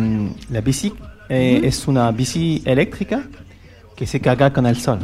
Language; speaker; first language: Spanish; non-native, learner; French